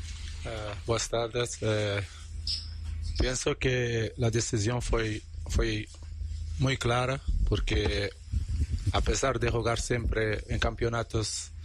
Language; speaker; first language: Spanish; non-native, learner; Portuguese